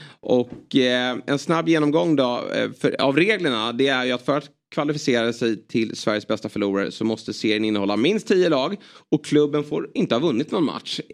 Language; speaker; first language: Swedish; native; Swedish